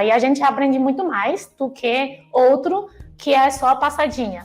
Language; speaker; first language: Portuguese; non-native, fluent; Chinese